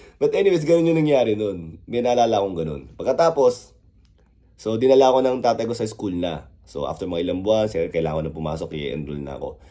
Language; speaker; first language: Filipino; early bilingual, other home language; Korean